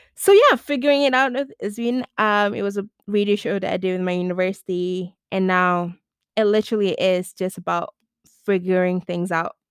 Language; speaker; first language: English; non-native, local second language; Malay